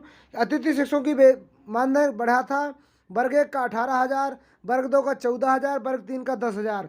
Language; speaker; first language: Hindi; native; Hindi